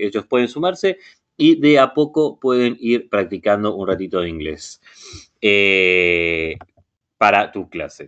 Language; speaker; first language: Spanish; non-native, fluent; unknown